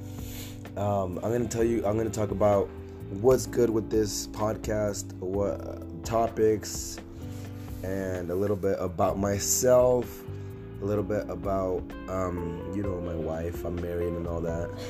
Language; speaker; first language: English; native; English